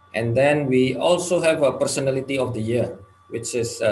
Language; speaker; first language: English; non-native, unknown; Indonesian